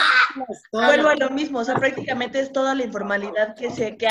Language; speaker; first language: Spanish; native; Spanish